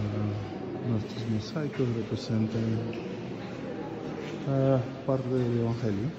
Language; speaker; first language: Spanish; early bilingual, heritage; Spanish